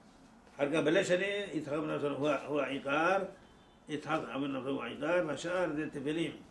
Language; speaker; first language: Hebrew; non-native, fluent; Persian